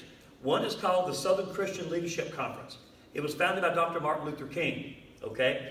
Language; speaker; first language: English; native; English